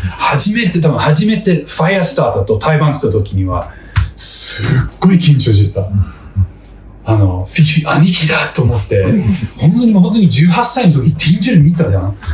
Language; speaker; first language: Japanese; non-native, fluent; English